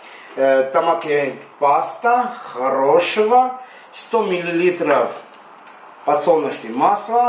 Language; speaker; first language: Russian; non-native, fluent; Armenian